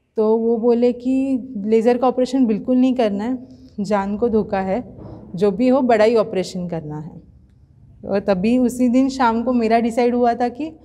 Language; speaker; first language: Hindi; non-native, local second language; Marathi